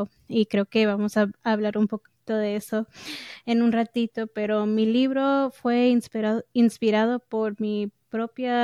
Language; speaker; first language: Spanish; early bilingual, heritage; English